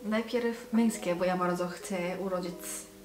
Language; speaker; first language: Polish; non-native, learner; Korean